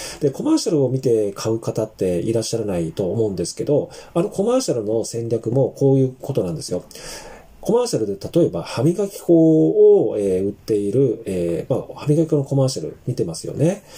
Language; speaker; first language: Japanese; native; Japanese